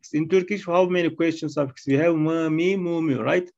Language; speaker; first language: English; non-native, learner; Arabic